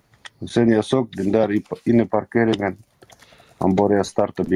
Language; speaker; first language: Swedish; non-native, local second language; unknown